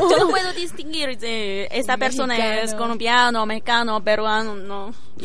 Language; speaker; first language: Spanish; non-native, learner; Chinese